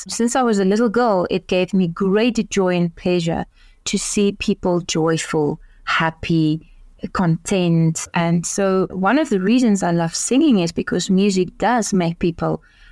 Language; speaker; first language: English; non-native, local second language; Afrikaans